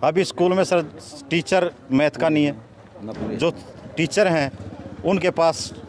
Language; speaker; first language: Hindi; native; Hindi